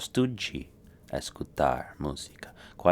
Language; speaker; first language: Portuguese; non-native, fluent; English